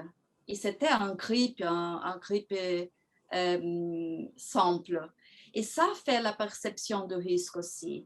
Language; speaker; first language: French; non-native, fluent; Portuguese